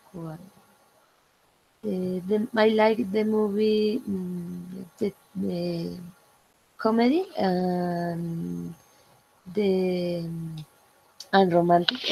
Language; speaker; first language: English; non-native, learner; Spanish